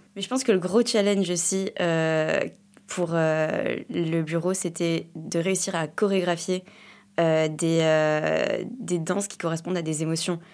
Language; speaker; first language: French; native; French